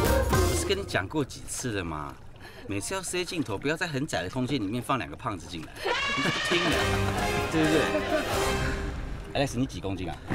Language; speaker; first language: Chinese; native; Chinese